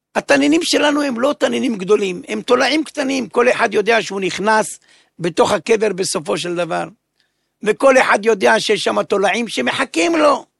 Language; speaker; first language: Hebrew; native; Hebrew